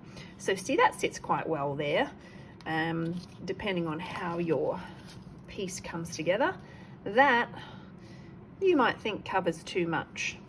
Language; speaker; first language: English; native; English